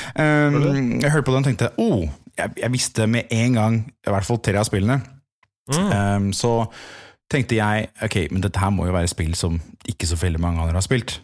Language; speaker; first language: Norwegian; native; Norwegian